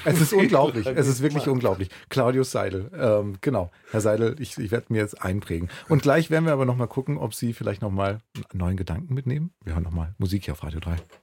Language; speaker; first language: German; native; German